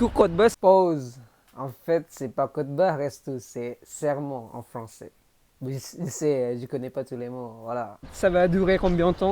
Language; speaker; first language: French; non-native, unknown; Indonesian